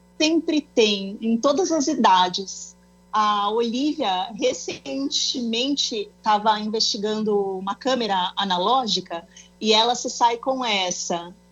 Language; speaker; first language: Portuguese; native; Portuguese